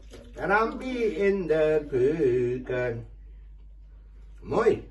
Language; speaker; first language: Dutch; non-native, local second language; Caribbean Hindustani